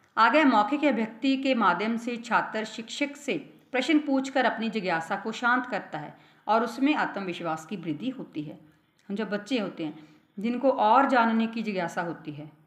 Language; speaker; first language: Hindi; non-native, local second language; Punjabi